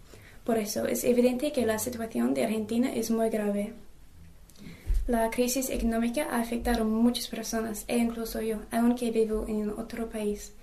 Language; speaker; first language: Spanish; non-native, learner; English